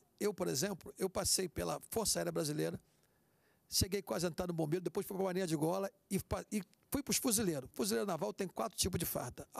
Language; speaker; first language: Portuguese; native; Portuguese